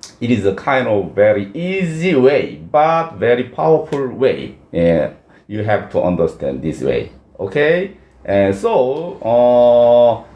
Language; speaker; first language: English; non-native, learner; Korean